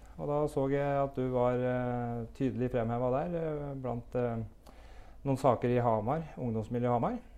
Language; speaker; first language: Norwegian; native; Norwegian